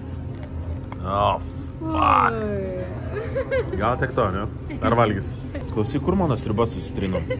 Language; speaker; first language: Lithuanian; native; Lithuanian